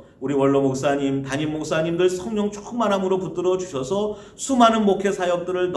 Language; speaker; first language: Korean; native; Korean